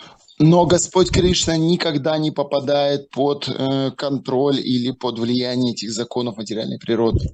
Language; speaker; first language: Russian; native; Russian